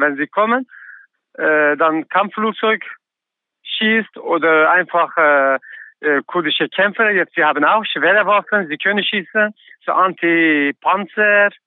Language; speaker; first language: German; non-native, learner; Kurdish